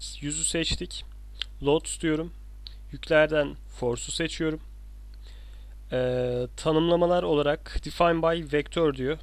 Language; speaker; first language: Turkish; native; Turkish